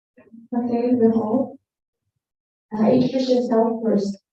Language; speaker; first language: English; non-native, learner; Indonesian